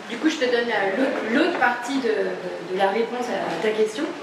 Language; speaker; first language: French; native; French